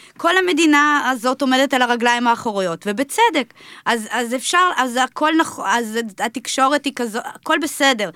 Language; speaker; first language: Hebrew; early bilingual, other home language; Russian